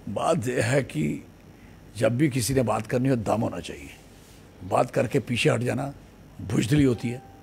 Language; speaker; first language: Hindi; native; Hindi